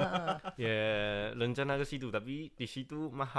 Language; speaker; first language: Indonesian; non-native, fluent; Chinese